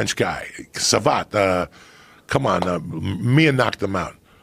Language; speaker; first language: English; native; English